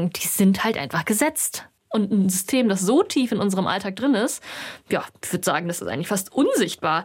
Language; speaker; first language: German; native; German